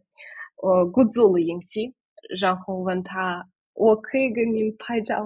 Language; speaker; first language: Chinese; non-native, fluent; Russian